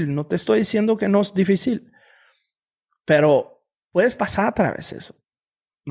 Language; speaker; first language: Spanish; non-native, fluent; French